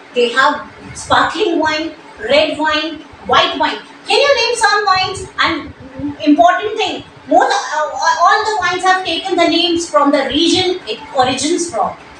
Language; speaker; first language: English; non-native, local second language; Hindi